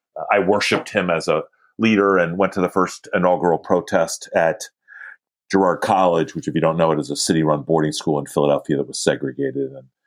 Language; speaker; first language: English; native; English